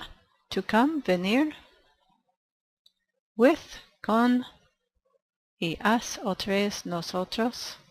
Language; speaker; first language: Spanish; non-native, fluent; English